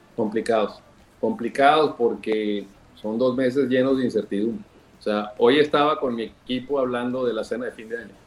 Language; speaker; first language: Spanish; native; Spanish